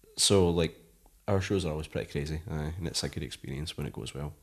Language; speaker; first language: English; native; English